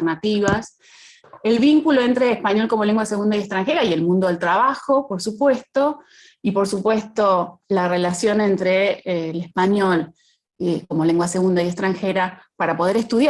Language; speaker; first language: Spanish; native; Spanish